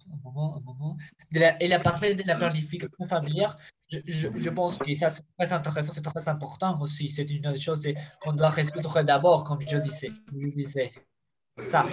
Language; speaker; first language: French; non-native, fluent; Spanish